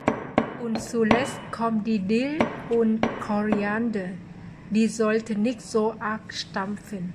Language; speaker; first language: German; non-native, fluent; Vietnamese